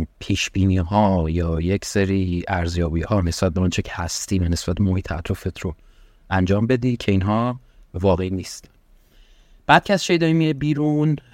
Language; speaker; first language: Persian; early bilingual, heritage; Persian